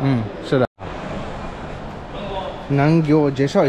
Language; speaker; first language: Chinese; non-native, learner; English